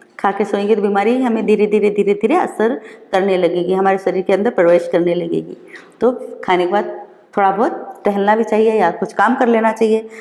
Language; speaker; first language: Hindi; native; Hindi